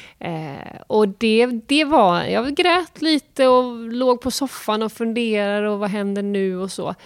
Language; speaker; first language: Swedish; native; Swedish